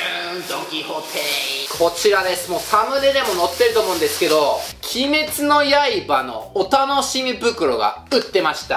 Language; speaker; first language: Japanese; native; Japanese